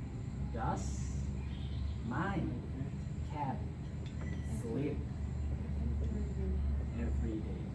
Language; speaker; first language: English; non-native, fluent; Indonesian